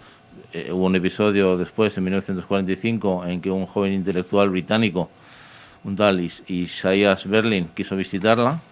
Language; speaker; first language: Spanish; native; Spanish